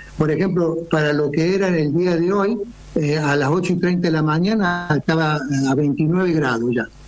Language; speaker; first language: Spanish; native; Spanish